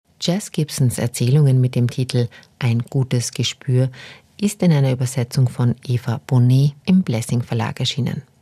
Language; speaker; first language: German; native; German